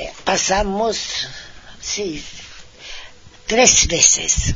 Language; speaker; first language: Spanish; non-native, fluent; Hungarian